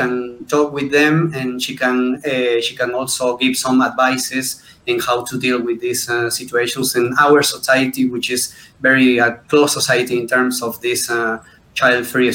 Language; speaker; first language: English; non-native, fluent; Spanish